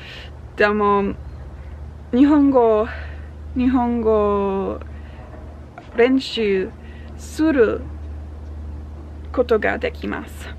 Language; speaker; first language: Japanese; non-native, learner; English